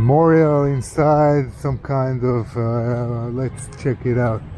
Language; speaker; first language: English; non-native, fluent; Hebrew